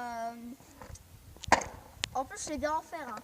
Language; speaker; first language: French; native; French